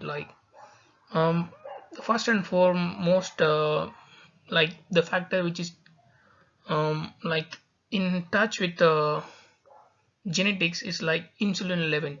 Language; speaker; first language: English; non-native, local second language; Tamil